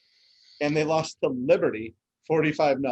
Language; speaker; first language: English; native; English